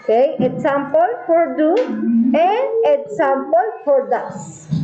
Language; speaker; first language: English; non-native, learner; Spanish